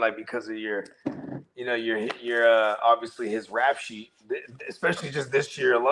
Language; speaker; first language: English; native; English